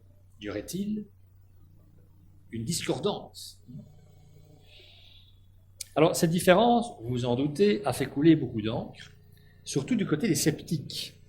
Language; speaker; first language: French; native; French